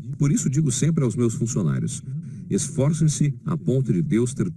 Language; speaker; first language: Portuguese; native; Portuguese